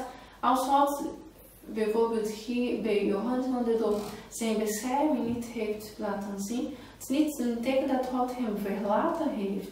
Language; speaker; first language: Dutch; non-native, fluent; Portuguese